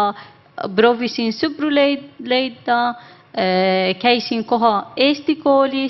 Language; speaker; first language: Estonian; non-native, learner; Arabic